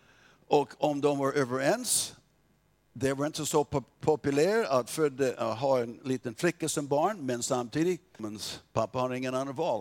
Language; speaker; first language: Swedish; non-native, fluent; English